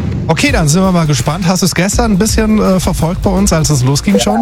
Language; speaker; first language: German; native; German